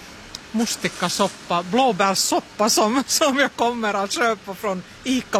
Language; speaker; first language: Swedish; non-native, fluent; Finnish